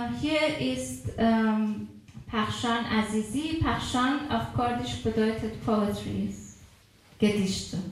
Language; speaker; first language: German; non-native, fluent; Persian